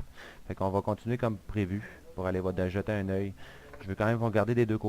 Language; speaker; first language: French; native; French